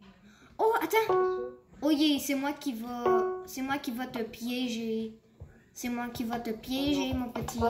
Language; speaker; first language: French; native; French